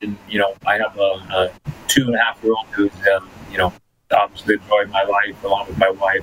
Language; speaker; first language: English; early bilingual, other home language; Spanish